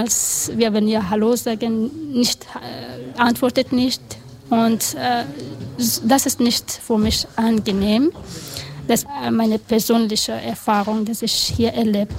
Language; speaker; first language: German; non-native, learner; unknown